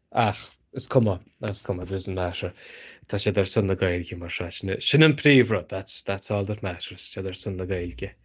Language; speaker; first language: Irish; native; Irish